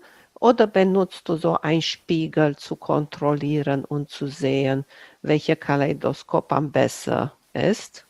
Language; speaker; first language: German; non-native, fluent; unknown